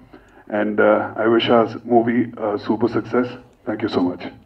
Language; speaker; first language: Telugu; non-native, fluent; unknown